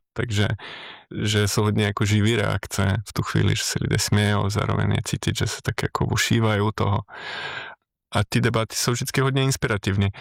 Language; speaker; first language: Czech; non-native, fluent; Slovenian